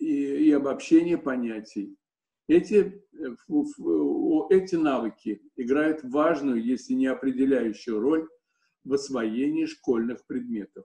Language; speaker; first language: Russian; native; Russian